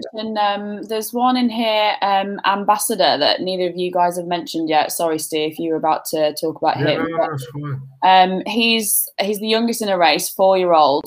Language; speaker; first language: English; native; English